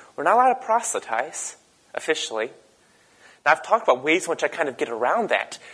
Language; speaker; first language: English; native; English